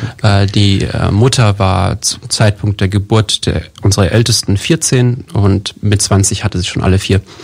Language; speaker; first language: German; native; German